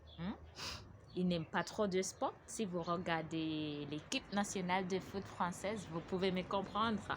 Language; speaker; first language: French; non-native, fluent; Ganda